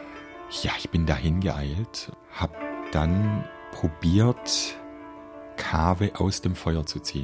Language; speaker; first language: German; native; German